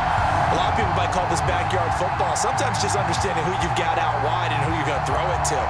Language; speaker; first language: English; native; English